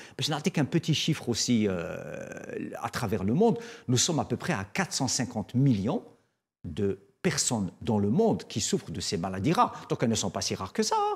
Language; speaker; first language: French; non-native, local second language; Arabic